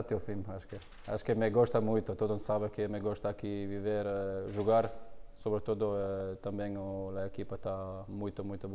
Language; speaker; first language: Portuguese; non-native, learner; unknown